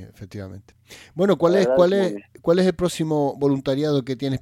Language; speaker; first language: Spanish; native; Spanish